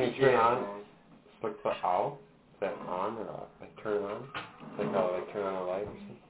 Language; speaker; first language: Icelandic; non-native, learner; English